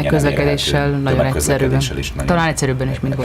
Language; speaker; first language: Hungarian; native; Hungarian